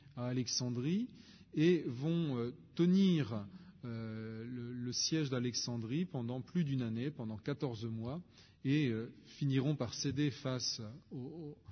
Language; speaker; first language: French; native; French